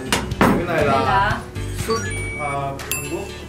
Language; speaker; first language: Vietnamese; non-native, fluent; Korean